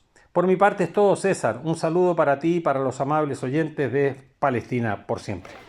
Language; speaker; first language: Spanish; native; Spanish